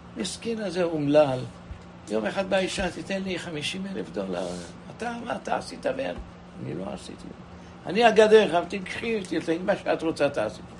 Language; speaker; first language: Hebrew; non-native, fluent; Persian